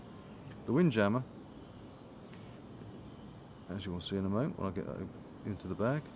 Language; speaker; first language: English; native; English